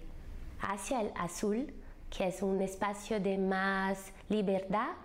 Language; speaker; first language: Spanish; non-native, fluent; Portuguese